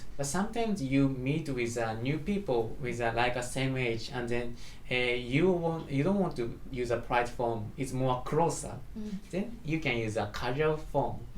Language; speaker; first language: English; non-native, learner; Japanese